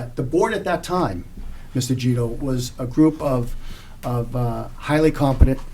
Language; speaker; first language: English; native; English